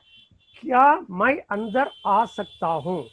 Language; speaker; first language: Hindi; non-native, learner; Tamil